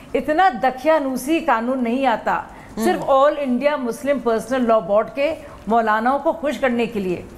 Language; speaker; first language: Hindi; native; Hindi